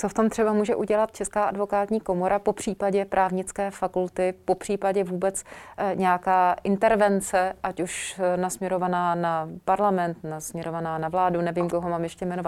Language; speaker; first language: Czech; native; Czech